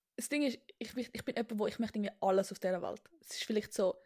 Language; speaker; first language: Swiss German; native; Swiss German